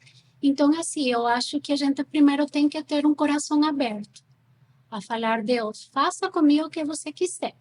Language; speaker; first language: Portuguese; non-native, fluent; Spanish